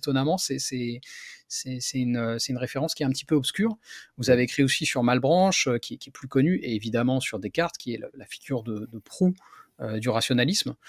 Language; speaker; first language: French; native; French